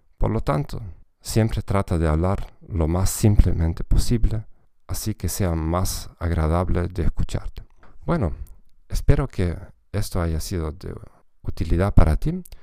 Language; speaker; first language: Spanish; non-native, fluent; German